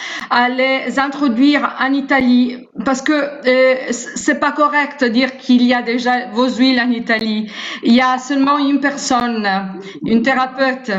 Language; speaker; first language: French; non-native, fluent; Italian